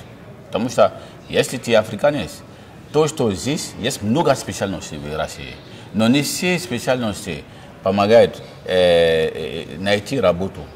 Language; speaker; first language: Russian; non-native, fluent; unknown